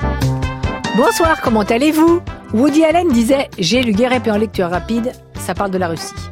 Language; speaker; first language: French; native; French